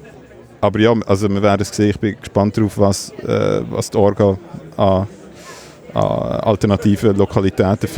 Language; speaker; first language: German; native; German